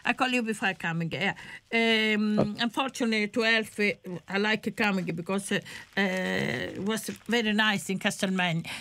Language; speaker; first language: English; non-native, learner; Italian